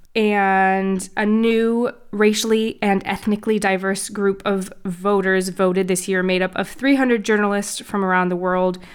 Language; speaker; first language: English; native; English